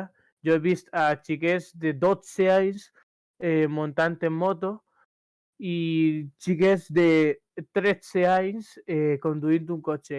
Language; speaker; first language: Catalan; early bilingual, other home language; Urdu